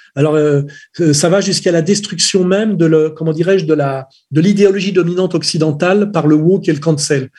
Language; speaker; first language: French; native; French